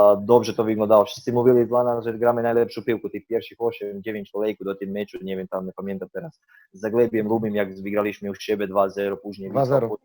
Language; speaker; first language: Polish; non-native, fluent; Croatian